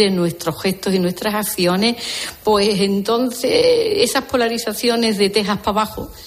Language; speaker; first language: Spanish; native; Spanish